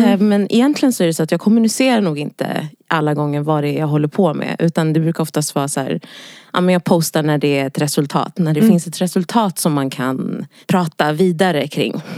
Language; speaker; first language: Swedish; early bilingual, other home language; Wolof